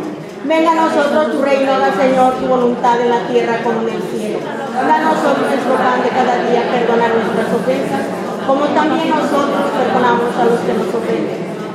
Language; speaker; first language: Spanish; native; Spanish